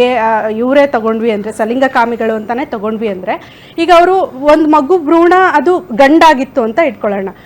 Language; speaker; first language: Kannada; native; Kannada